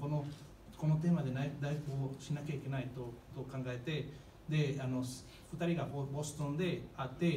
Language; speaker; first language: Japanese; non-native, fluent; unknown